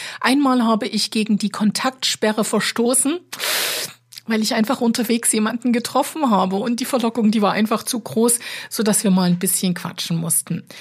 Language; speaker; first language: German; native; German